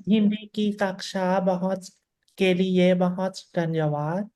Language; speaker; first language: Hindi; non-native, learner; Thai